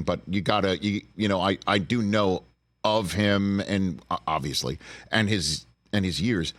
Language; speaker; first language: English; native; English